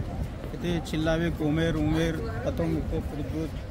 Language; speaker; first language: Russian; non-native, learner; Hindi